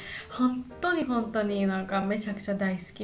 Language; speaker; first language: Japanese; non-native, learner; Georgian